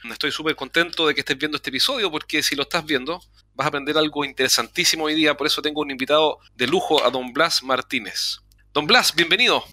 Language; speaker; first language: Spanish; native; Spanish